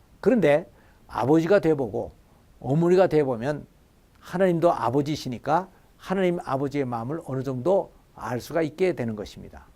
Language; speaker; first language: Korean; native; Korean